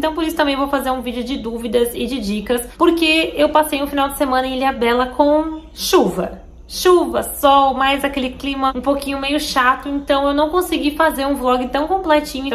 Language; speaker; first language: Portuguese; native; Portuguese